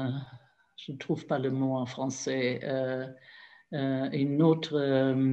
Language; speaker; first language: French; non-native, fluent; German